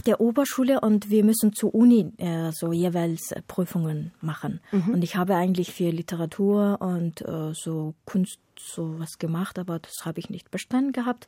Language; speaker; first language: German; non-native, fluent; Mongolian